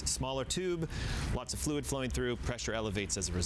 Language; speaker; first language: English; native; English